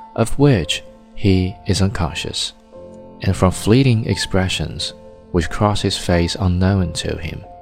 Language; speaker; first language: English; non-native, fluent; Chinese